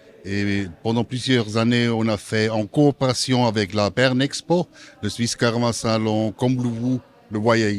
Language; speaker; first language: French; non-native, local second language; German